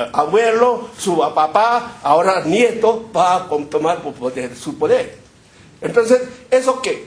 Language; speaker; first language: Spanish; non-native, fluent; Korean